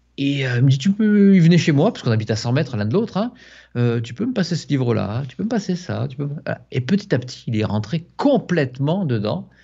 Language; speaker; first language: French; native; French